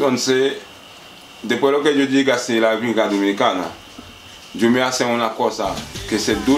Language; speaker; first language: Spanish; non-native, learner; Haitian Creole